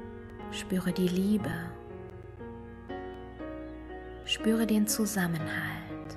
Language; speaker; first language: German; native; German